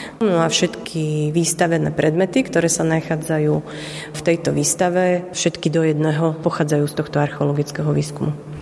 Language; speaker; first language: Slovak; native; Slovak